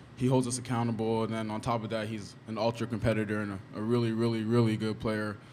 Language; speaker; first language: English; native; English